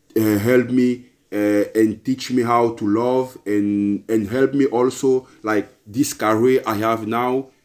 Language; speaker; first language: English; non-native, local second language; Basaa